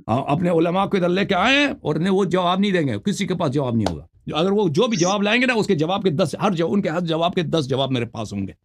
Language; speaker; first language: Urdu; non-native, fluent; Persian